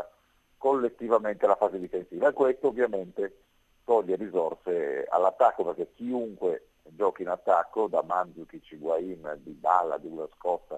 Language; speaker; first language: Italian; native; Italian